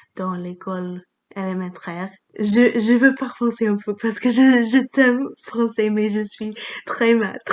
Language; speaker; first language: French; non-native, learner; English